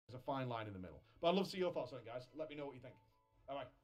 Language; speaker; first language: English; native; English